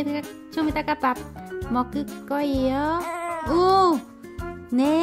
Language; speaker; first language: Korean; non-native, learner; Vietnamese